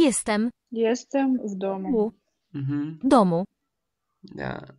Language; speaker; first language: Polish; non-native, learner; Russian